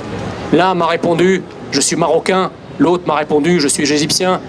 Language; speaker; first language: French; early bilingual, other home language; Arabic